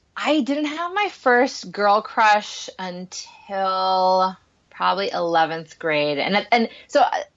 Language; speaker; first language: English; non-native, fluent; Spanish